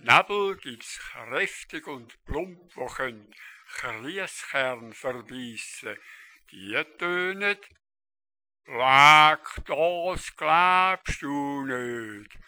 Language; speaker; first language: German; native; German